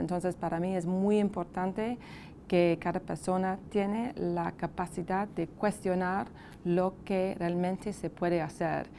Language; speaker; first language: Spanish; non-native, fluent; English